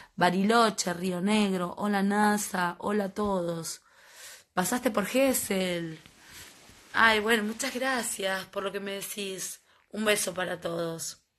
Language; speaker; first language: Spanish; native; Spanish